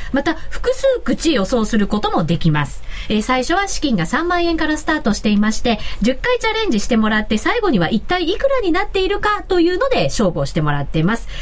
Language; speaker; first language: Japanese; native; Japanese